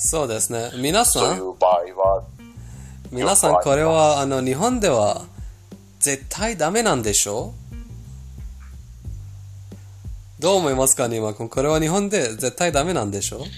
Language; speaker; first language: Japanese; non-native, fluent; Persian